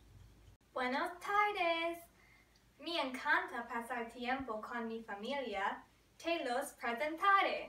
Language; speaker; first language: Spanish; non-native, learner; English